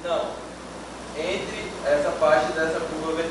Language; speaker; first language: Portuguese; native; Portuguese